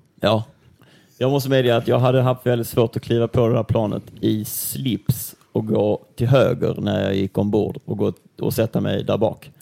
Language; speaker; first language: Swedish; native; Swedish